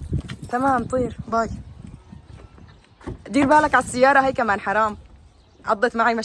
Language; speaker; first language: Arabic; native; Arabic